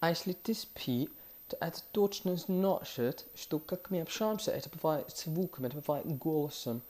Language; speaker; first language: Russian; non-native, fluent; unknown